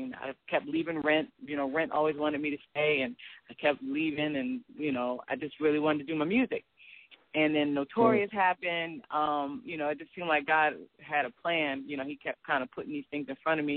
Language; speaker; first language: English; native; English